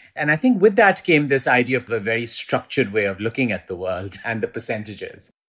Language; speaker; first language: English; non-native, local second language; Urdu